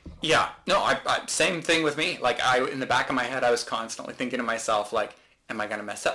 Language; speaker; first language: English; native; English